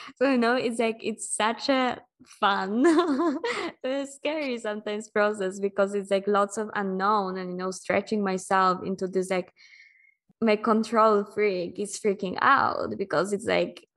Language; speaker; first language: English; non-native, fluent; Polish